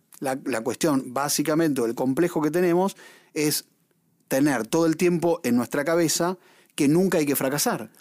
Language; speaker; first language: Spanish; native; Spanish